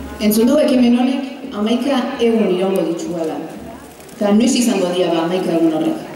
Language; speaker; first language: Basque; native; Basque